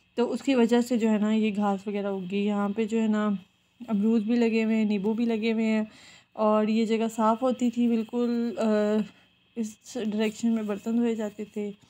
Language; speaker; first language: Urdu; native; Urdu